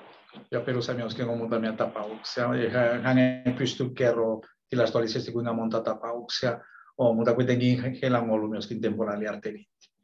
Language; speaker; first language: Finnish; non-native, fluent; Spanish